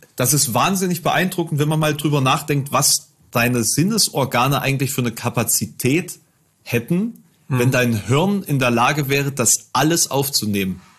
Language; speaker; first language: German; native; German